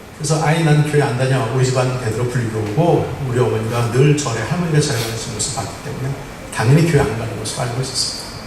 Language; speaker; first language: Korean; native; Korean